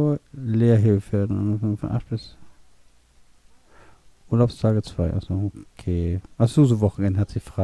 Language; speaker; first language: German; native; German